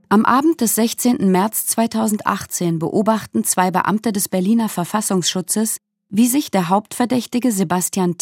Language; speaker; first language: German; native; German